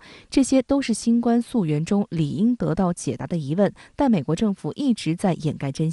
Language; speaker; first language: Chinese; native; Chinese